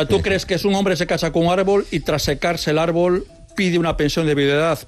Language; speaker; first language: Spanish; native; Spanish